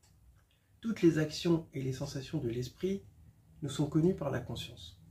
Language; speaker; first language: French; native; French